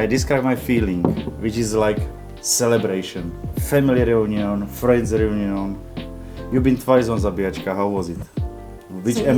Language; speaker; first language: English; non-native, learner; Czech